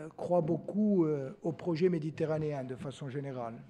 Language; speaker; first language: French; native; French